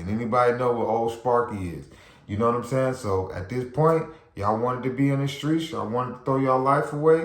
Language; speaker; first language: English; native; English